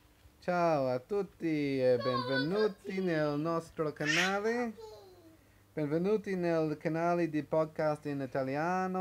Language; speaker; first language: Italian; non-native, fluent; English